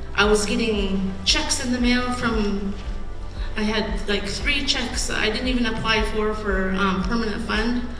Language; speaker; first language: English; native; English